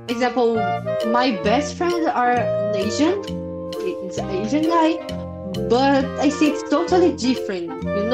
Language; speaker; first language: English; non-native, learner; Portuguese